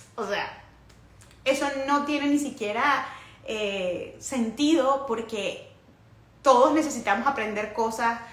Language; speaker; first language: Spanish; native; Spanish